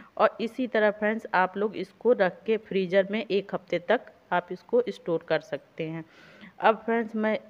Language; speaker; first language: Hindi; native; Hindi